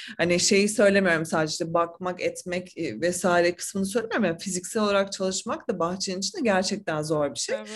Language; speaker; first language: Turkish; native; Turkish